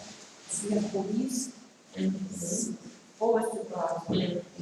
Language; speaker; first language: Russian; non-native, learner; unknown